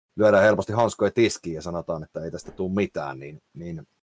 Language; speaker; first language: Finnish; native; Finnish